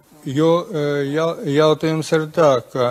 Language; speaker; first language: Latvian; non-native, local second language; Russian